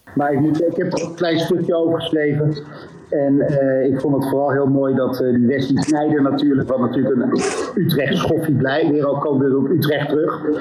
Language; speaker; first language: Dutch; native; Dutch